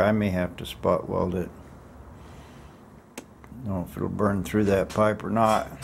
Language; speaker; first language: English; native; English